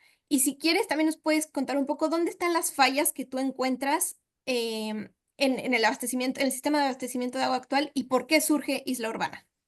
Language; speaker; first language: Spanish; native; Spanish